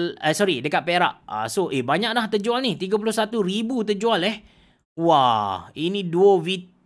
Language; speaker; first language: Malay; native; Malay